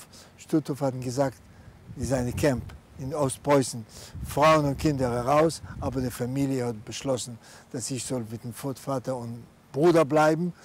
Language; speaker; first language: German; non-native, fluent; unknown